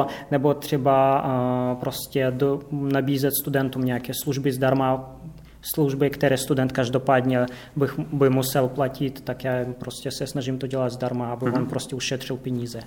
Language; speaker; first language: Czech; non-native, fluent; Russian